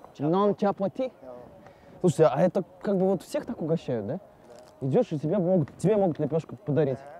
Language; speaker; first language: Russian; native; Russian